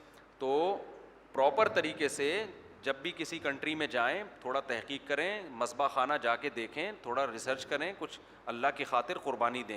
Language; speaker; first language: Urdu; native; Urdu